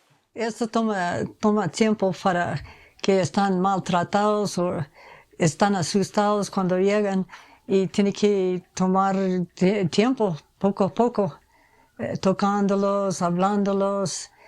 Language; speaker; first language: Spanish; non-native, fluent; English